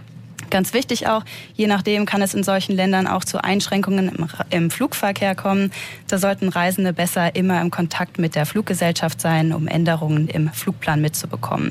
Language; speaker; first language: German; native; German